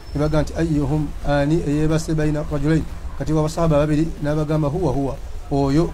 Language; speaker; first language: Arabic; non-native, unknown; Ganda